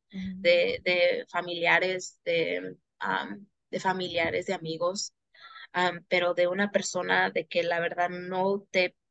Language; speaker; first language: Spanish; early bilingual, heritage; Spanish